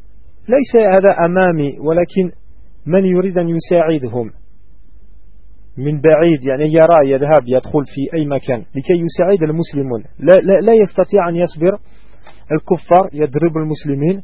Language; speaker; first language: Arabic; non-native, learner; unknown